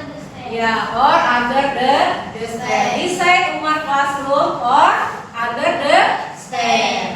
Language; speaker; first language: English; non-native, learner; Indonesian